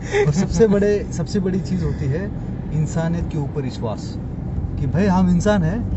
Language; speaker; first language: Hindi; non-native, local second language; Marathi